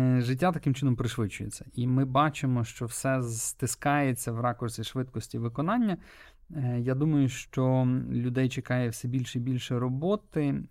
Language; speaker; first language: Ukrainian; native; Ukrainian